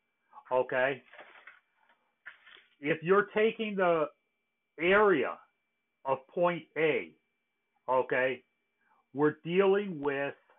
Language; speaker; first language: English; native; English